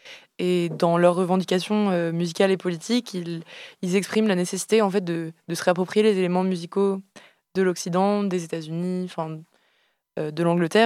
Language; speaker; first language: French; native; French